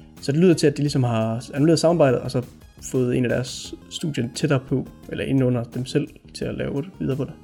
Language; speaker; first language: Danish; native; Danish